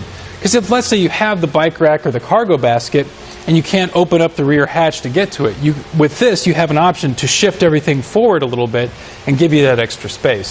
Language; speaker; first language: English; native; English